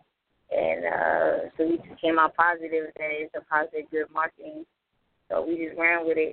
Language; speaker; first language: English; native; English